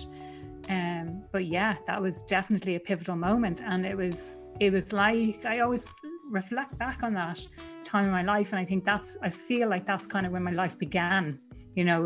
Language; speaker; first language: English; native; English